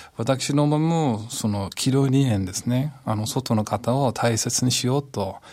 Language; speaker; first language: Japanese; non-native, fluent; English